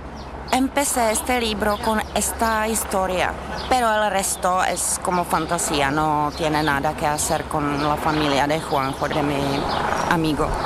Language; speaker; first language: Spanish; non-native, fluent; Czech